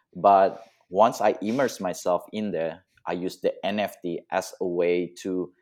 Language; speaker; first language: English; non-native, fluent; Indonesian